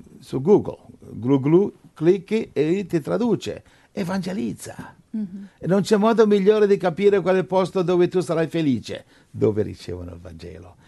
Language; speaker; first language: Italian; non-native, fluent; English